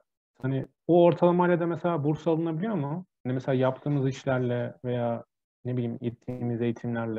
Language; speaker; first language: Turkish; native; Turkish